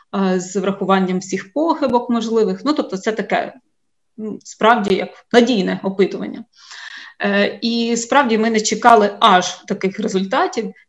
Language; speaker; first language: Ukrainian; native; Ukrainian